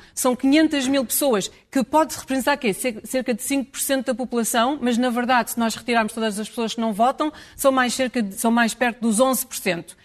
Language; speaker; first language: Portuguese; early bilingual, heritage; English